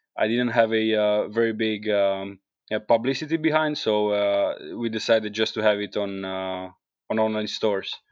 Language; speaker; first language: English; non-native, fluent; Italian